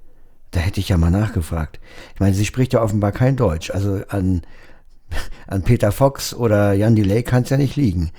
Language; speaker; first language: German; native; German